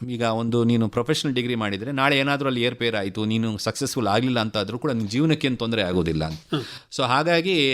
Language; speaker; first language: Kannada; native; Kannada